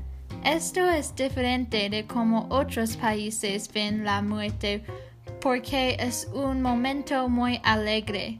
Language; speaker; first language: Spanish; non-native, learner; English